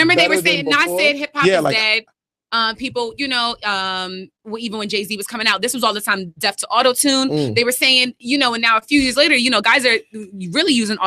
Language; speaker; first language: English; native; English